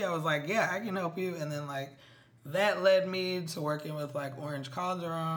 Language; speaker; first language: English; native; English